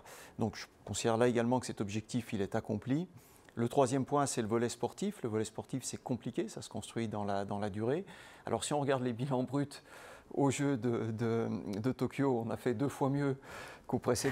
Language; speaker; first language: French; native; French